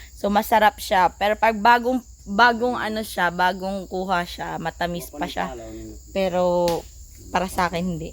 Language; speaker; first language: Filipino; non-native, local second language; Cebuano